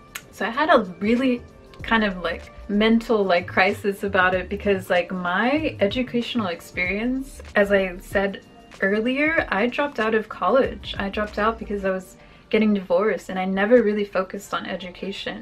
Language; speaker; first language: English; native; English